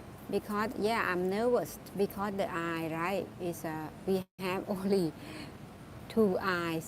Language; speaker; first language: English; non-native, learner; Thai